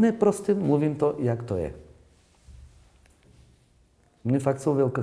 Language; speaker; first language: Czech; non-native, learner; Bulgarian